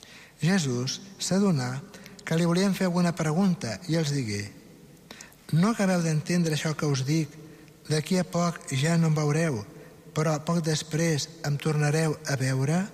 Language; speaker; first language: Catalan; native; Catalan